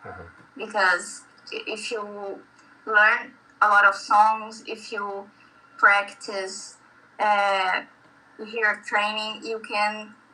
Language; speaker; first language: English; non-native, learner; Portuguese